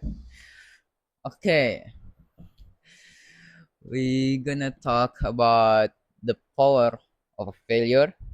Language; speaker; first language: English; non-native, learner; Indonesian